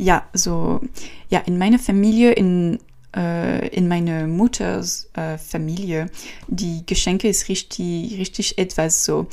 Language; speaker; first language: German; non-native, learner; French